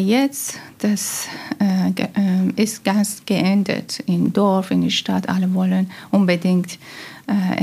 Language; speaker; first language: German; non-native, learner; Persian